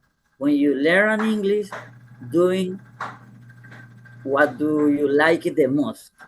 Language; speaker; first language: English; non-native, fluent; Spanish